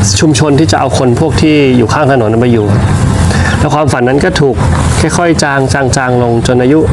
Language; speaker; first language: Thai; native; Thai